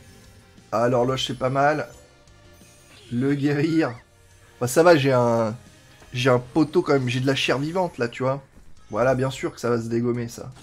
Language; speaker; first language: French; native; French